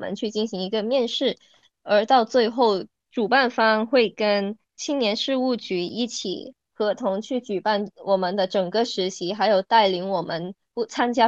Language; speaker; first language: Chinese; non-native, local second language; Cantonese